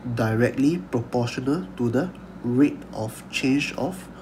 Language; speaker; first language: English; non-native, local second language; Chinese